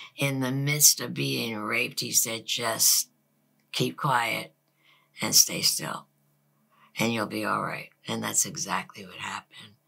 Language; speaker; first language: English; native; English